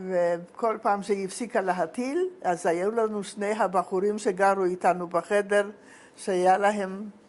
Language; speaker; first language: Hebrew; non-native, fluent; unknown